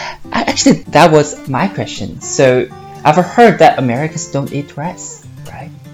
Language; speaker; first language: English; non-native, fluent; Chinese